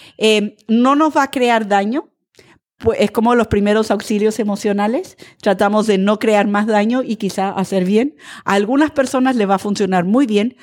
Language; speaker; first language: Spanish; early bilingual, other home language; English